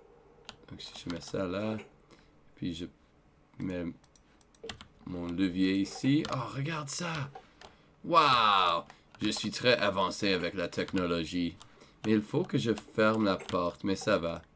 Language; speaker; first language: French; non-native, learner; English